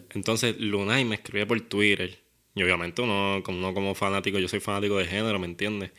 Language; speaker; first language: Spanish; native; Spanish